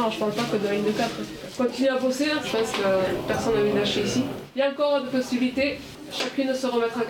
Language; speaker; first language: French; native; French